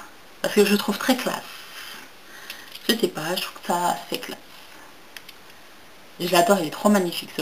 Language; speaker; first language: French; native; French